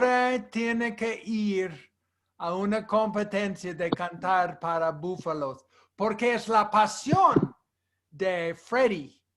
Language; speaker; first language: Spanish; non-native, fluent; English